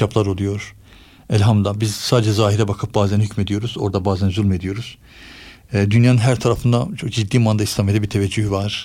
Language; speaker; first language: Turkish; native; Turkish